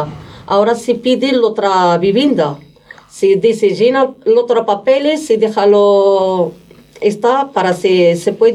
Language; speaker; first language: Spanish; non-native, learner; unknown